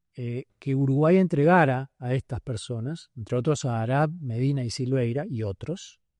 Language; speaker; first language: Spanish; native; Spanish